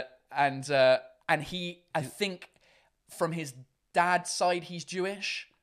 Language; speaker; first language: English; native; English